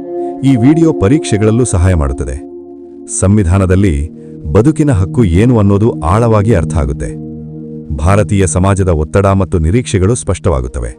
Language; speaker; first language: Kannada; native; Kannada